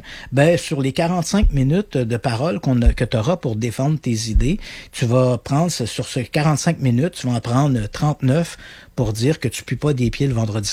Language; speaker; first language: French; native; French